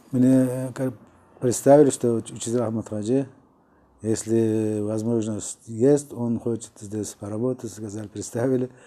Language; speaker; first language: Russian; non-native, local second language; Uzbek